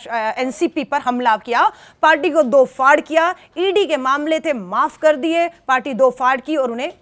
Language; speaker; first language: Hindi; native; Hindi